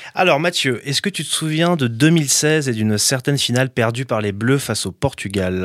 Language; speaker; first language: French; native; French